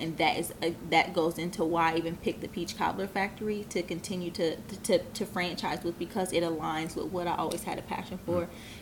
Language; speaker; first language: English; native; English